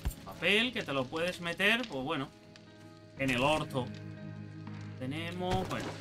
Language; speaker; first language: Spanish; native; Spanish